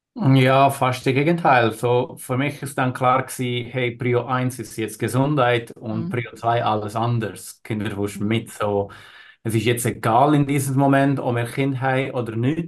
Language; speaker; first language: German; non-native, learner; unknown